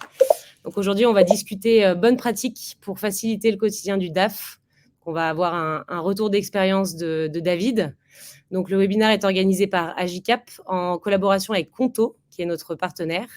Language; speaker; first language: French; native; French